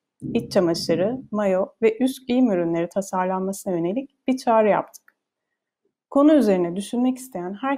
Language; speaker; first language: Turkish; native; Turkish